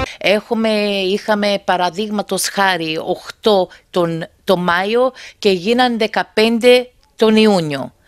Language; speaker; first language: Greek; early bilingual, heritage; Greek